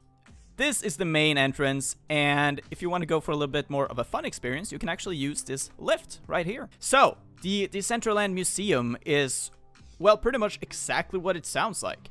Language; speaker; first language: English; non-native, fluent; Swedish